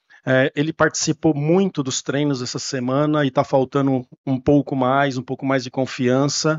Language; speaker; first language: Portuguese; native; Portuguese